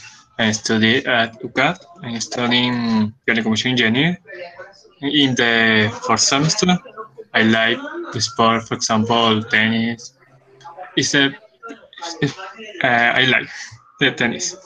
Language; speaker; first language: English; non-native, learner; Spanish